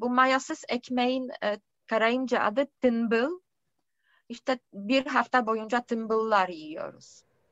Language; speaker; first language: Turkish; non-native, fluent; Polish